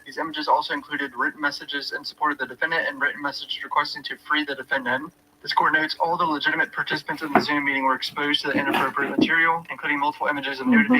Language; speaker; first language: English; native; English